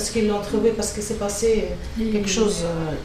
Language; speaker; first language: French; non-native, learner; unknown